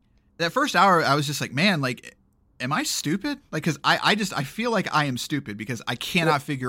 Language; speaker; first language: English; native; English